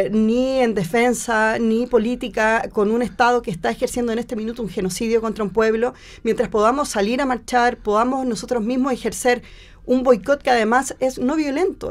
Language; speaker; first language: Spanish; native; Spanish